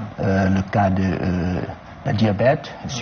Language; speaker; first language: French; non-native, fluent; Chinese